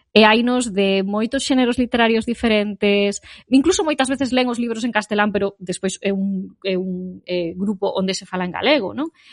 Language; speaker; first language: Galician; native; Galician